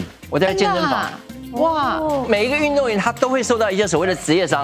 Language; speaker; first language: Chinese; native; Chinese